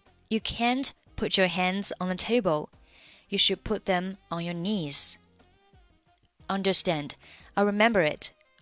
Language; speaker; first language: English; non-native, fluent; Chinese